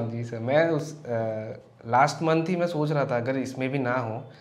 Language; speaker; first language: Hindi; non-native, local second language; Assamese